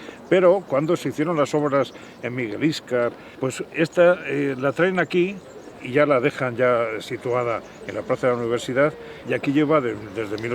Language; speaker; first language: Spanish; native; Spanish